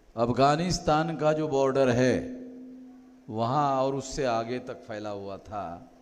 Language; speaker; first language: Hindi; non-native, local second language; Marathi